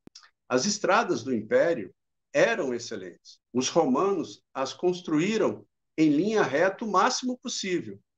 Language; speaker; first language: Portuguese; native; Portuguese